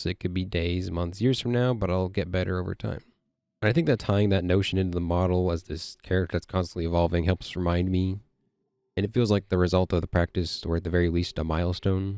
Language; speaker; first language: English; native; English